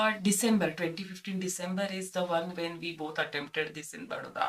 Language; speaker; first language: English; non-native, local second language; Marathi